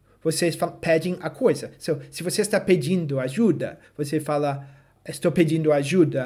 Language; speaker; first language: Portuguese; non-native, fluent; English